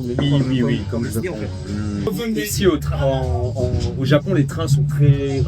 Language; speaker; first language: French; native; French